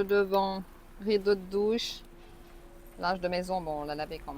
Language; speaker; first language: French; native; French